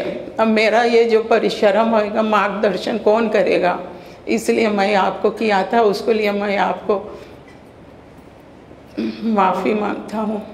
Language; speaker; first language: Hindi; early bilingual, heritage; Caribbean Hindustani